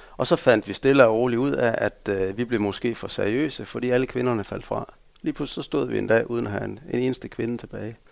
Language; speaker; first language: Danish; native; Danish